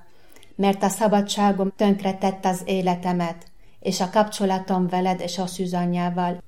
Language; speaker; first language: Hungarian; non-native, learner; Arabic